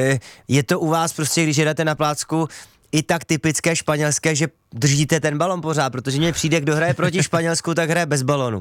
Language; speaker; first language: Czech; native; Czech